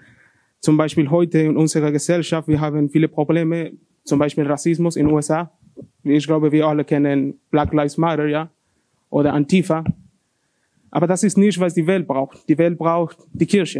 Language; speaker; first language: German; non-native, learner; Spanish